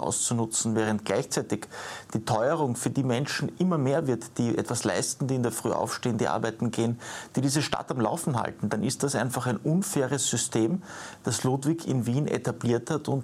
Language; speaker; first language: German; native; German